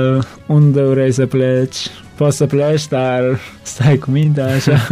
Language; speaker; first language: Romanian; non-native, learner; Turkmen